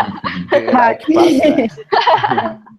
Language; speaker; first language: English; non-native, learner; Portuguese